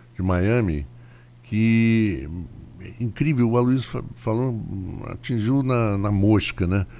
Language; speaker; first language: Portuguese; native; Portuguese